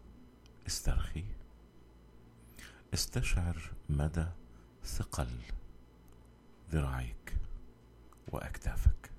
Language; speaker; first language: Arabic; native; Arabic